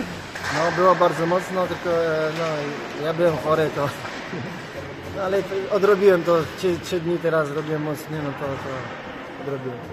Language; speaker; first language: Polish; early bilingual, heritage; French